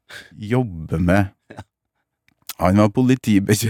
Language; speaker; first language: Norwegian; native; Norwegian